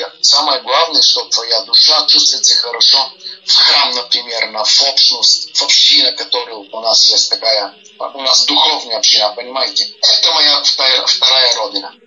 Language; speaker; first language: Russian; non-native, learner; Bulgarian